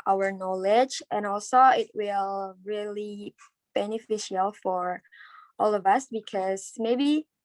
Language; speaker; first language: English; non-native, learner; Indonesian